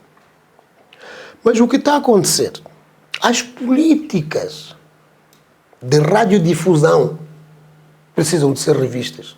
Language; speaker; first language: Portuguese; non-native, local second language; Tsonga